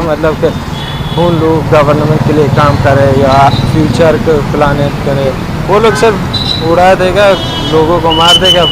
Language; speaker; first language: Hindi; non-native, learner; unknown